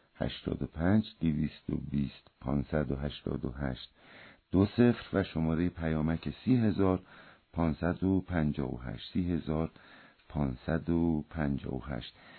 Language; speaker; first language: Persian; native; Persian